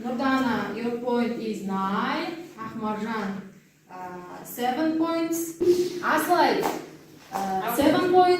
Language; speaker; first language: English; non-native, learner; Kazakh